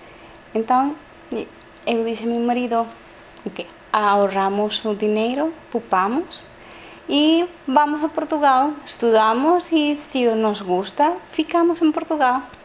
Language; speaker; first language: Portuguese; non-native, learner; Spanish